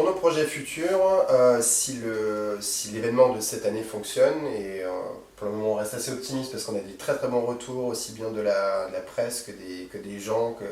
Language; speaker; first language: French; native; French